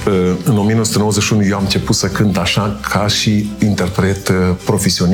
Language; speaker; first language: Romanian; native; Romanian